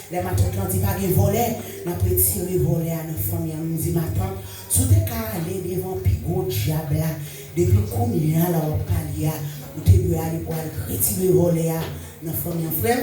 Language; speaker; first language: French; non-native, local second language; Haitian Creole